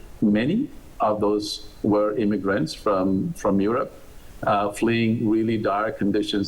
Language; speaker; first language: English; non-native, local second language; Malayalam